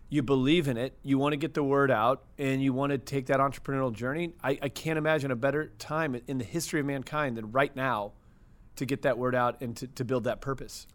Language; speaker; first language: English; native; English